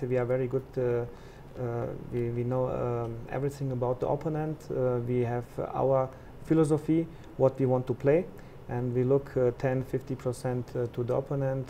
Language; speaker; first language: English; non-native, fluent; German